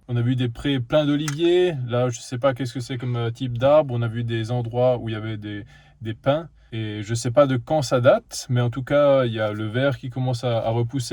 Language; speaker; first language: French; native; French